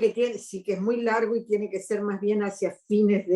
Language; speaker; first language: Spanish; native; Spanish